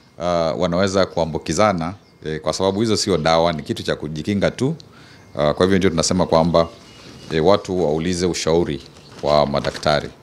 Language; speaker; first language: Swahili; non-native, local second language; Kamba